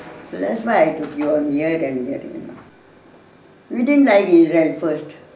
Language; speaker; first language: English; non-native, local second language; Hindi